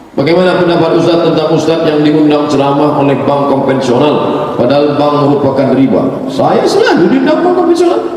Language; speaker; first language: Malay; native; Malay